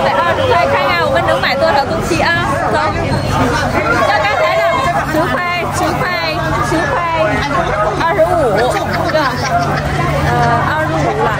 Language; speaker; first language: Chinese; non-native, fluent; Vietnamese